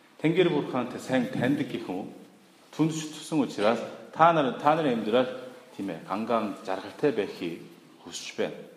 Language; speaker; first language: Mongolian; non-native, fluent; Korean